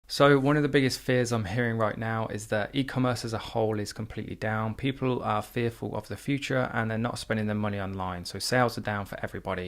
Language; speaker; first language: English; native; English